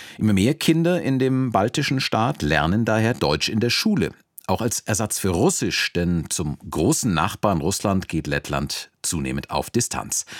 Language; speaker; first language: German; native; German